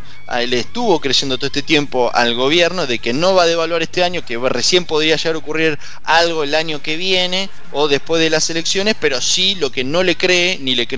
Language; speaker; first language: Spanish; native; Spanish